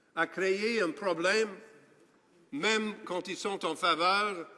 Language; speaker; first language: French; non-native, local second language; English